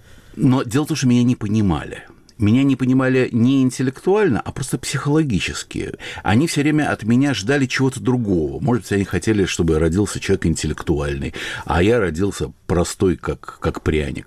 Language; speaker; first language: Russian; native; Russian